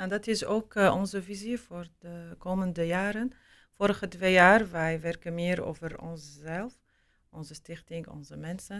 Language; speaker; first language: Dutch; non-native, learner; Arabic